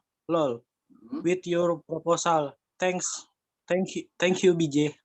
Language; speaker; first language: English; non-native, learner; Indonesian